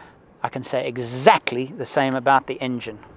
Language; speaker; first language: English; native; English